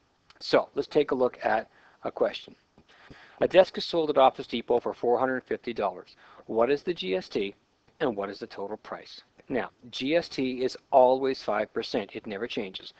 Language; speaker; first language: English; native; English